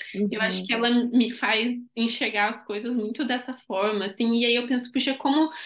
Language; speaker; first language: Portuguese; native; Portuguese